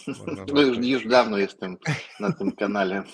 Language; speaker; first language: Polish; early bilingual, heritage; Russian